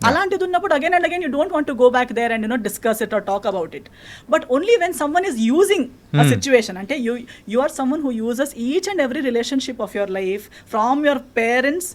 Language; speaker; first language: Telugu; non-native, fluent; Konkani